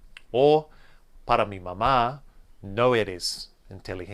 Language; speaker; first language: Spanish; non-native, fluent; English